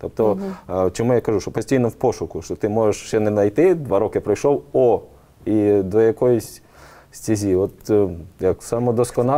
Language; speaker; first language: Ukrainian; native; Ukrainian